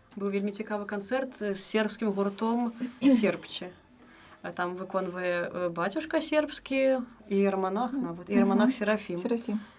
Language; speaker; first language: Belarusian; native; Belarusian